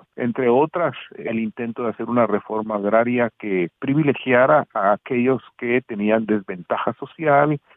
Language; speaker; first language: Spanish; native; Spanish